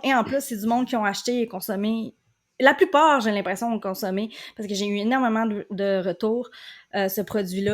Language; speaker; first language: French; native; French